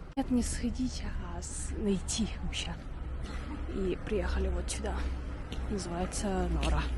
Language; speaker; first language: Russian; native; Russian